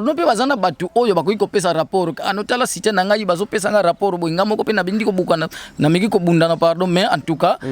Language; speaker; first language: Lingala; non-native, local second language; Kongo